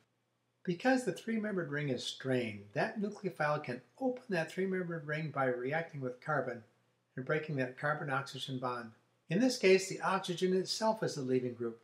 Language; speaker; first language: English; native; English